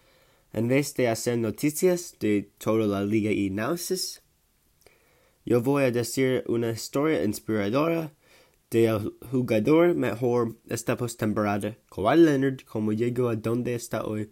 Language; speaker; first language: Spanish; non-native, learner; English